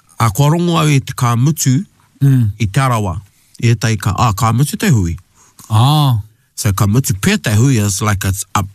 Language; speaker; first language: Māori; non-native, local second language; English